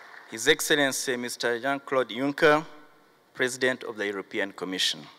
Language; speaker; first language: English; non-native, local second language; Kinyarwanda